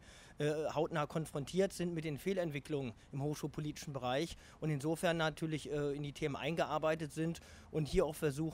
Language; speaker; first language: German; native; German